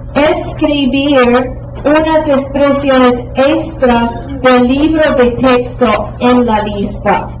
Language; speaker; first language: Spanish; non-native, fluent; English